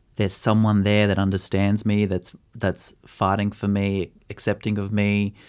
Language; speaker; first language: English; native; English